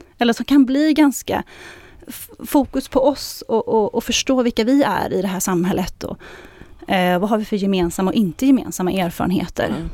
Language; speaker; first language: Swedish; early bilingual, other home language; Arabic